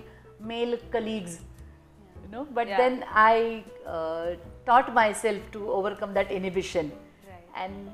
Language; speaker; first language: English; non-native, local second language; Marathi